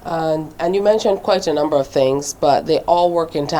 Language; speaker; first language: English; native; English